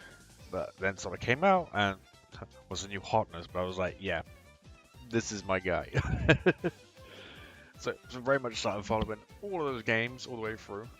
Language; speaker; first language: English; native; English